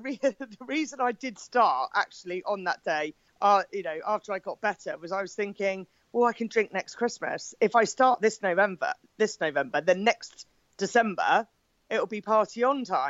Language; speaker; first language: English; native; English